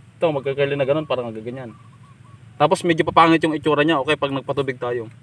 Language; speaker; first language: Filipino; non-native, local second language; Iloko